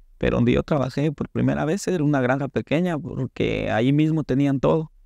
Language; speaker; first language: Spanish; native; Spanish